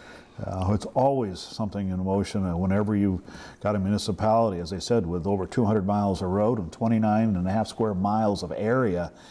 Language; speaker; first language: English; native; English